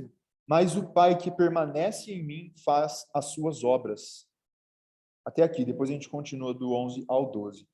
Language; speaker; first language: Portuguese; native; Portuguese